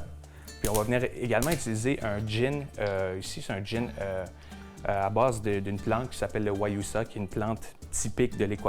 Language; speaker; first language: French; native; French